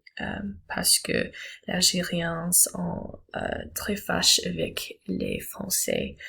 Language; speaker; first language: French; non-native, learner; English